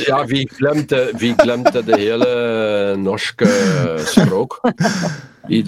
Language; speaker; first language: Norwegian; non-native, learner; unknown